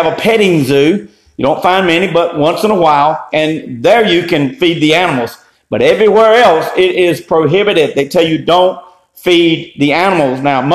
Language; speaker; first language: English; native; English